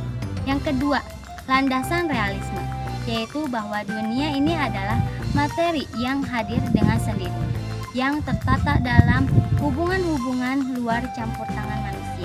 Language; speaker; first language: Indonesian; native; Indonesian